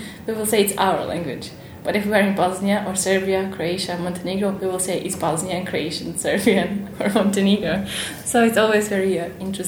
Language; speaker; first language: English; non-native, fluent; Bosnian